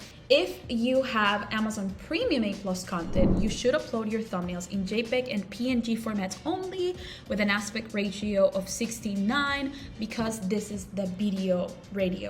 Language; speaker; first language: English; non-native, local second language; Spanish